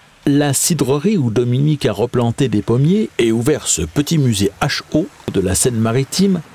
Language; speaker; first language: French; native; French